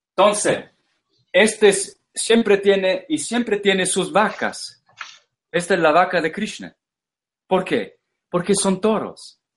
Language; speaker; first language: Spanish; non-native, fluent; English